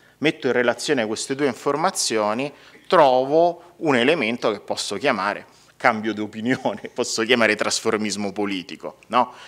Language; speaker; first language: Italian; native; Italian